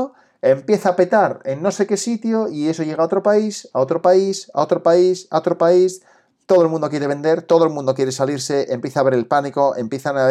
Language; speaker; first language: Spanish; native; Spanish